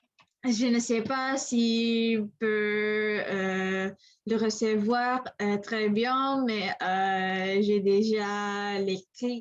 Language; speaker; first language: French; non-native, learner; English